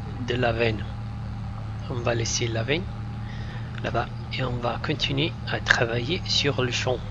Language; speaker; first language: French; non-native, fluent; Italian